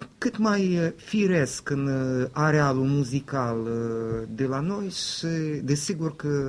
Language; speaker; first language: Romanian; native; Romanian